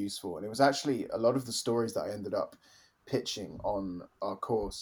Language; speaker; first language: English; native; English